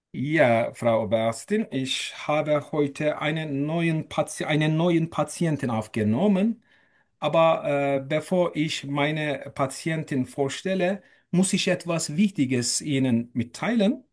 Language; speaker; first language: German; non-native, fluent; Turkish